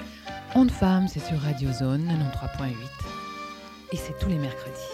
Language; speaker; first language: French; native; French